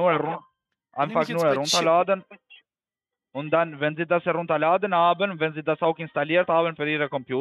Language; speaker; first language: German; non-native, fluent; Albanian